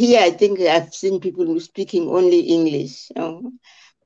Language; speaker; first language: English; non-native, local second language; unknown